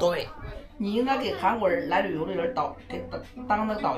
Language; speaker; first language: Chinese; native; Chinese